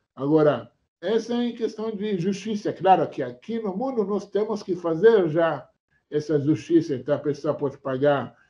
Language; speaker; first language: Portuguese; non-native, fluent; Hebrew